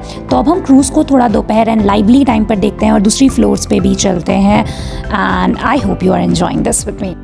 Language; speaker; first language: Hindi; native; Hindi